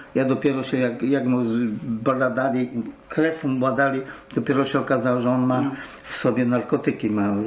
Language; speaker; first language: Polish; native; Polish